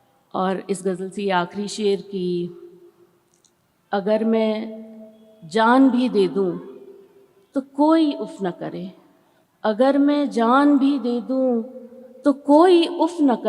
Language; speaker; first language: Hindi; native; Hindi